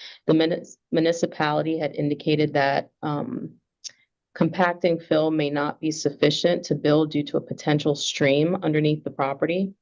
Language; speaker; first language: English; native; English